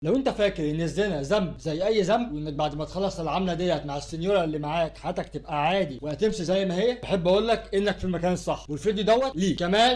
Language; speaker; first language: Arabic; native; Arabic